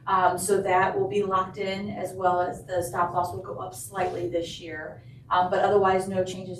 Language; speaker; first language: English; native; English